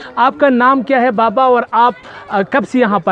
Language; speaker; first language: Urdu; non-native, local second language; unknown